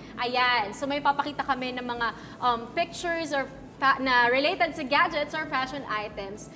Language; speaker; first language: Filipino; native; Filipino